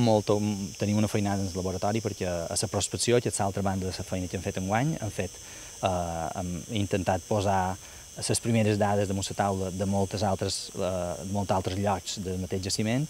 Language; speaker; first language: Catalan; native; Catalan